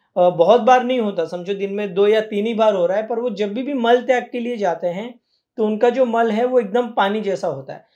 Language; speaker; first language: Hindi; native; Hindi